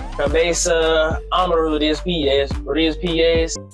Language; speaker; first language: Spanish; non-native, learner; English